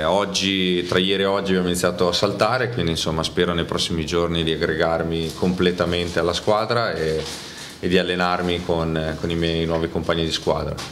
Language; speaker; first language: Italian; native; Italian